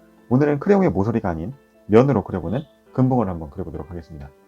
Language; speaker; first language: Korean; native; Korean